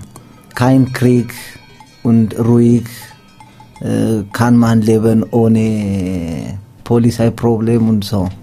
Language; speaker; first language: German; non-native, learner; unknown